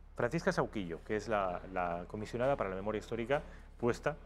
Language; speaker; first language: Spanish; native; Spanish